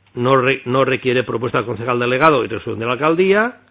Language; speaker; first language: Spanish; non-native, local second language; Catalan